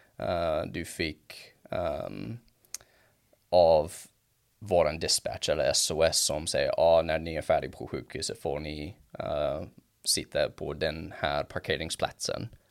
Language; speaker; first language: Swedish; non-native, fluent; English